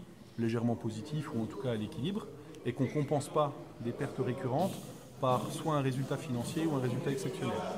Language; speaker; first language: French; native; French